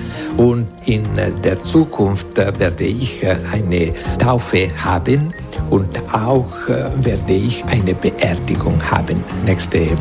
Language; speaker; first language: German; non-native, learner; Italian